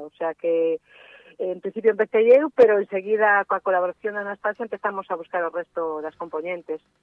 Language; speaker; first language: Galician; non-native, local second language; Spanish